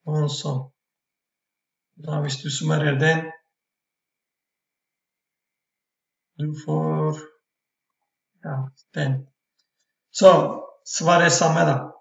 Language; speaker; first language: Norwegian; non-native, fluent; Turkish